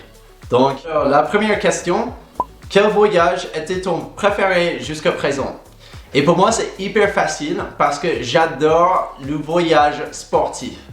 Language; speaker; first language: French; non-native, fluent; English